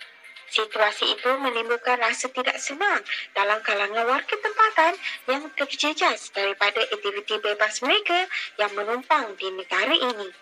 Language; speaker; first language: Malay; native; Malay